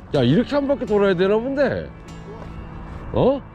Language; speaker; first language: Korean; native; Korean